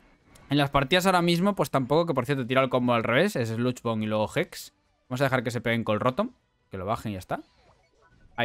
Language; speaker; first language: Spanish; native; Spanish